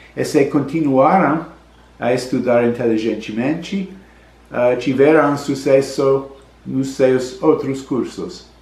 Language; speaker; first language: Portuguese; non-native, learner; English